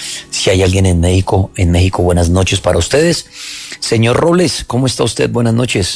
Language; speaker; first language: Spanish; native; Spanish